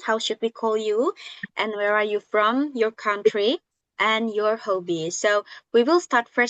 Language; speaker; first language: English; non-native, fluent; Indonesian